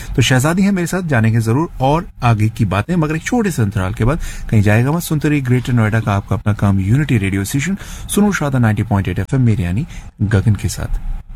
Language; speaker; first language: Hindi; native; Hindi